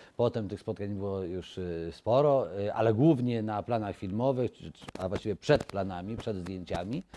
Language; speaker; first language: Polish; native; Polish